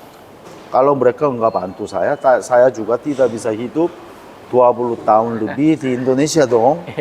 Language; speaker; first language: Indonesian; non-native, learner; Korean